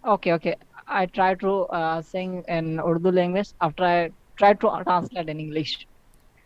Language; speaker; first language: English; non-native, learner; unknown